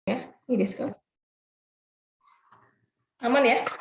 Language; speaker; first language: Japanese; non-native, fluent; Indonesian